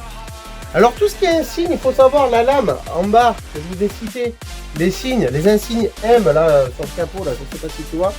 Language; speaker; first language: French; native; French